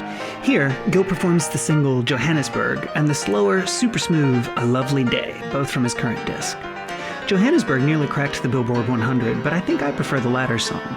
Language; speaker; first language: English; native; English